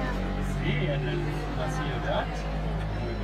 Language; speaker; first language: Spanish; non-native, learner; German